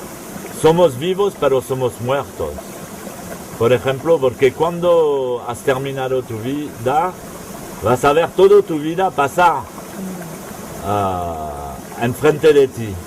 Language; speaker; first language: Spanish; non-native, fluent; French